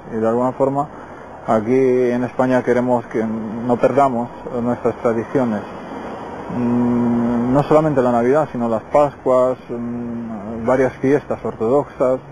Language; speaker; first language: Spanish; non-native, fluent; Romanian